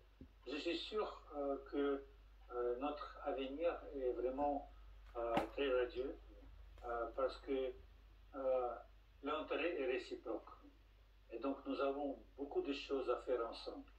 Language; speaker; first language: French; non-native, fluent; Russian